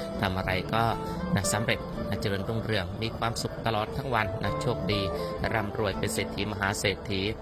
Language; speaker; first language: Thai; native; Thai